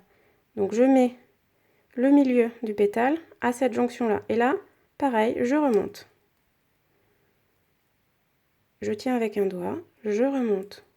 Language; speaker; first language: French; native; French